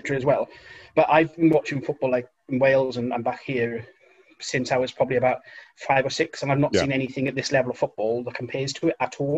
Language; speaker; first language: English; native; English